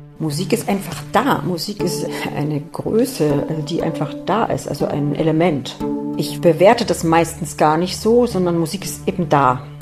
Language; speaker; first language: German; native; German